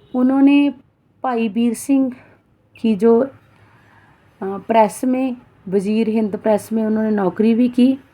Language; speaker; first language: Hindi; non-native, local second language; Punjabi